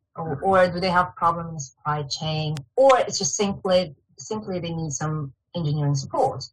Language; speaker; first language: English; non-native, fluent; Chinese